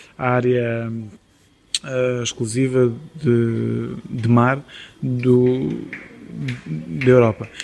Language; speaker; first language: Portuguese; native; Portuguese